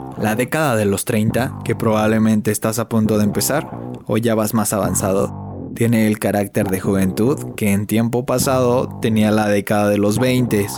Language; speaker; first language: Spanish; native; Spanish